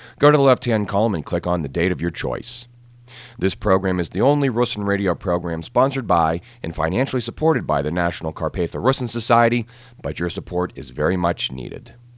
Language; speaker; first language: English; native; English